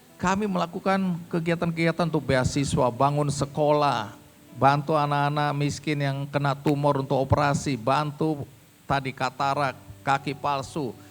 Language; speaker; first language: Indonesian; native; Indonesian